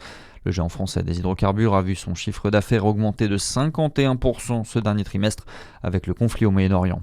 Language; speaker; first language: French; native; French